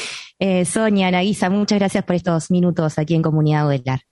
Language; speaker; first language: Spanish; native; Spanish